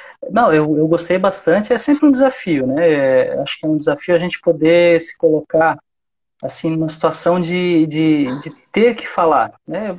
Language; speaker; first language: Portuguese; native; Portuguese